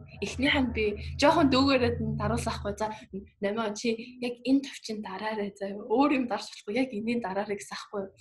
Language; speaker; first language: Mongolian; early bilingual, heritage; Mongolian